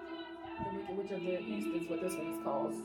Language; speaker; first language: English; native; English